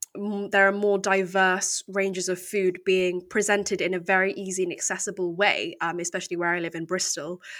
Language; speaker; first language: English; native; English